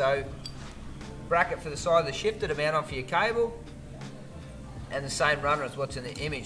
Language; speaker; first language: English; native; English